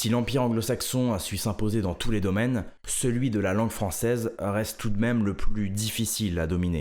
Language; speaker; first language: French; native; French